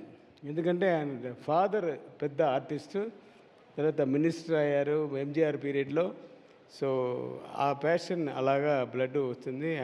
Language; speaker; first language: Telugu; non-native, learner; Tamil